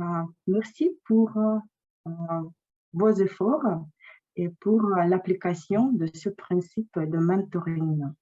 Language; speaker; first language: French; non-native, fluent; Russian